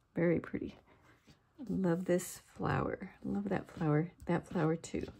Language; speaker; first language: English; native; English